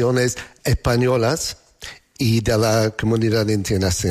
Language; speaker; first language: Spanish; non-native, learner; English